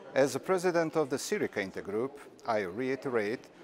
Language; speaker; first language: English; non-native, fluent; Croatian